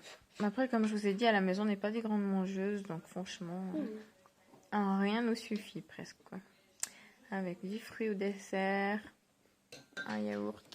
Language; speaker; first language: French; native; French